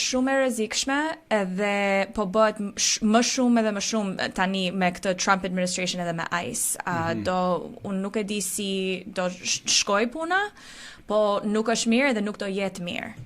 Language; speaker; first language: Albanian; early bilingual, heritage; Albanian